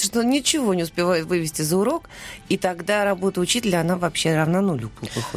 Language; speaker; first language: Russian; native; Russian